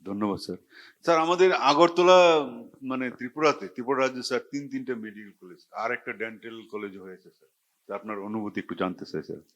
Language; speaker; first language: Bangla; native; Bangla